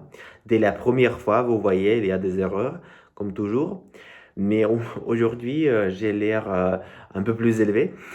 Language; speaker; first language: French; non-native, learner; Russian